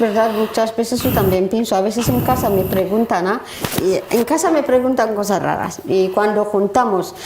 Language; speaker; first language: Spanish; non-native, learner; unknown